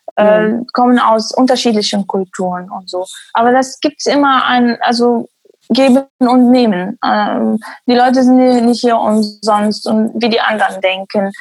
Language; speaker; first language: German; non-native, fluent; Arabic